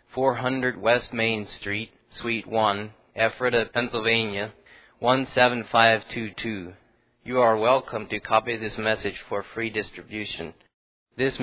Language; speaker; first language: English; native; English